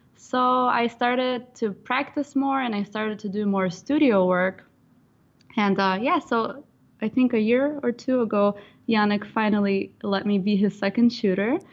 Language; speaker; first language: English; non-native, fluent; Russian